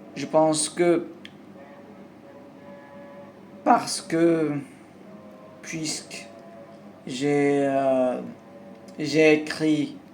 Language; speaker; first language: French; non-native, learner; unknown